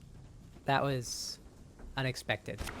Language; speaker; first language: English; native; English